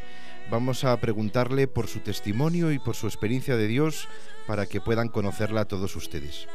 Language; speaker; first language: Spanish; native; Spanish